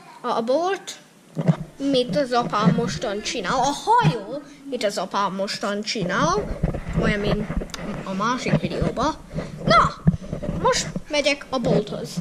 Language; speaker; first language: Hungarian; early bilingual, heritage; Hungarian